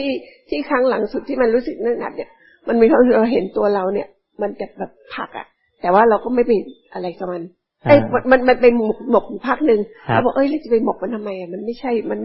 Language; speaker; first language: Thai; native; Thai